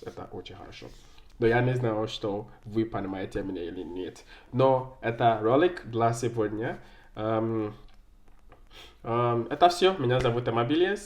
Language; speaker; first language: Russian; non-native, learner; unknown